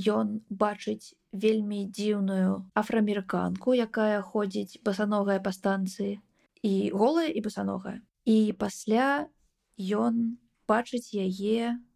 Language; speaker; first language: Belarusian; non-native, local second language; Russian